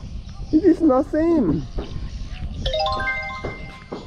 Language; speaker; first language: English; non-native, learner; Korean